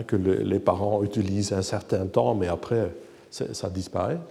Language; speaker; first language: French; non-native, fluent; Dutch